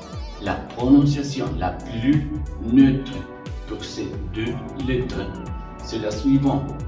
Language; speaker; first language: French; non-native, fluent; Spanish